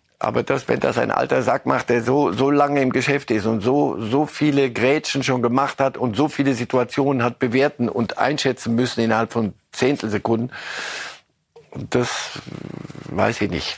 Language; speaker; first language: German; native; German